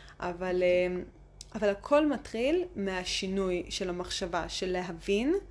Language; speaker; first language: Hebrew; early bilingual, other home language; Russian